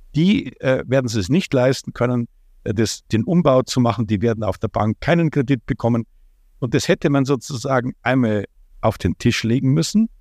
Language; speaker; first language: German; non-native, fluent; Ukrainian